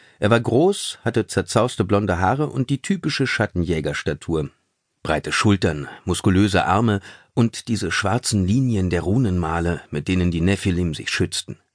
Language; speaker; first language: German; native; German